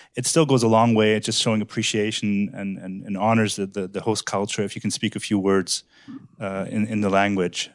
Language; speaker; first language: English; early bilingual, other home language; German